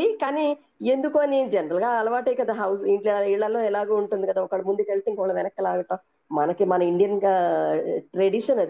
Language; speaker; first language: Telugu; native; Telugu